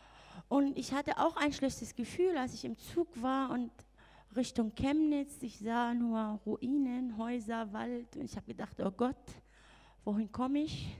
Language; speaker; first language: German; non-native, fluent; Arabic